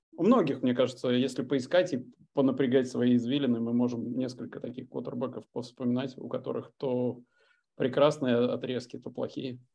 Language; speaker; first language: Russian; native; Russian